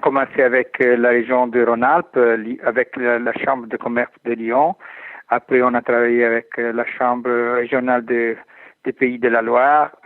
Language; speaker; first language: French; non-native, fluent; Italian